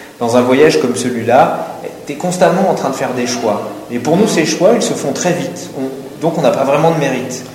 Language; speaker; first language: French; native; French